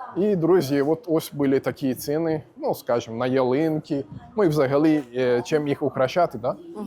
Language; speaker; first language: Ukrainian; non-native, fluent; Turkish